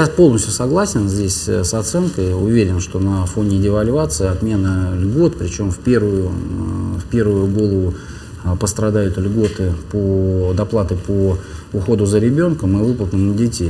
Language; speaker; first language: Russian; native; Russian